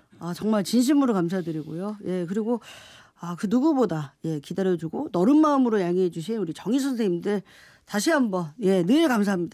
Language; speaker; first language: Korean; native; Korean